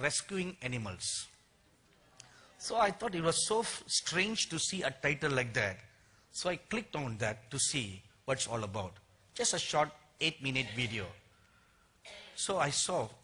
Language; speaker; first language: English; non-native, local second language; Tamil